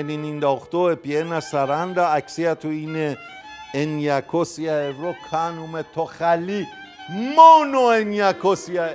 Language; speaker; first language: Greek; non-native, fluent; Persian